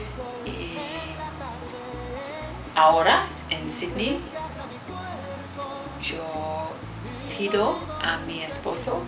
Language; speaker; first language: Spanish; non-native, learner; English